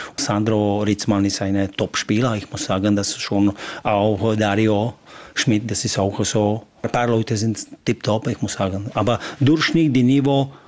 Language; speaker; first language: German; non-native, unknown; Czech